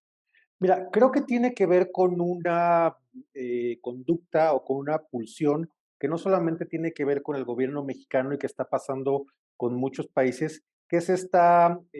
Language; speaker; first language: Spanish; native; Spanish